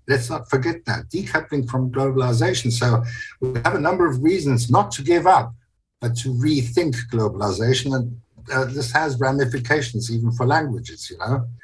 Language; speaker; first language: English; non-native, fluent; German